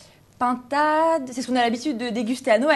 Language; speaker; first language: French; native; French